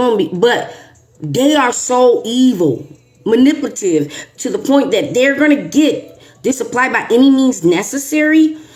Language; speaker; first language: English; native; English